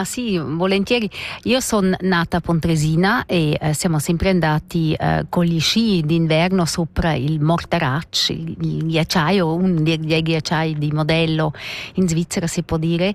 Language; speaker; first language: Italian; non-native, local second language; Romansh